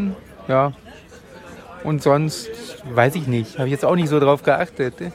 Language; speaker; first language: German; native; German